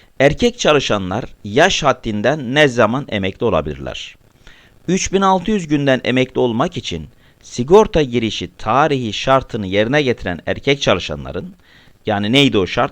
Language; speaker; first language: Turkish; native; Turkish